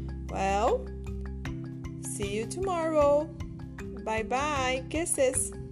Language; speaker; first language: English; non-native, fluent; Portuguese